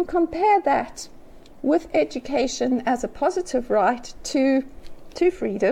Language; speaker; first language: English; native; English